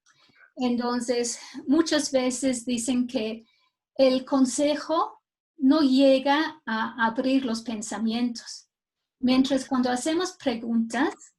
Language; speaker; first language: Spanish; non-native, fluent; English